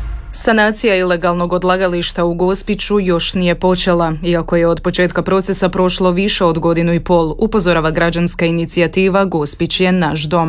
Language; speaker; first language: Serbian; native; Serbian